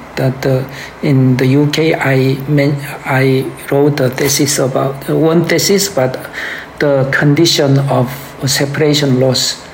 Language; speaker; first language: English; early bilingual, other home language; Korean